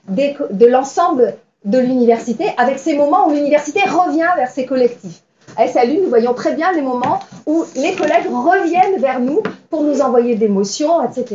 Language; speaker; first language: French; native; French